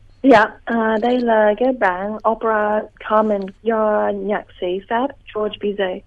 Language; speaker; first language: Vietnamese; early bilingual, heritage; Vietnamese